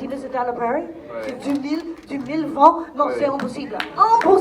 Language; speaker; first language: French; non-native, learner; English